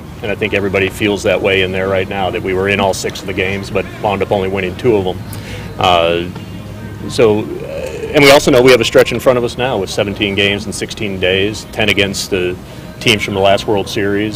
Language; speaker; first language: English; native; English